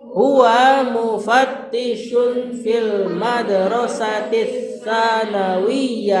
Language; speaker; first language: Arabic; non-native, fluent; Indonesian